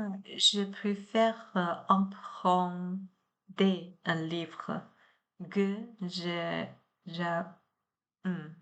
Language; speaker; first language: French; non-native, learner; Chinese